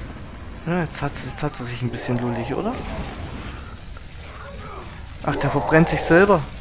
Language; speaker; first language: German; native; German